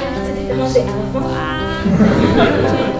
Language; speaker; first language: French; non-native, learner; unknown